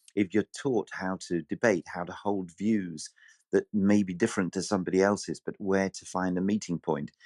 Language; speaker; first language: English; native; English